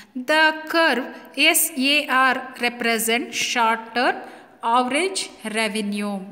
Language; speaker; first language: English; non-native, local second language; Kannada